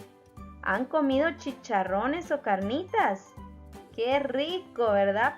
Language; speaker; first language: Spanish; native; Spanish